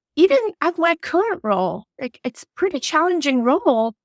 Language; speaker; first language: English; non-native, fluent; Turkish